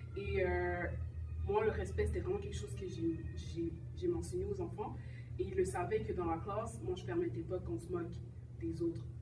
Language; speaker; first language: French; native; French